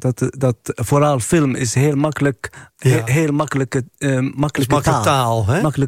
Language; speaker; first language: Dutch; non-native, fluent; Arabic